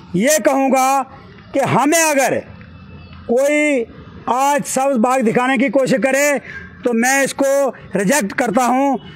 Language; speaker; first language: Hindi; native; Hindi